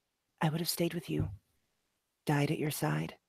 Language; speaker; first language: English; native; English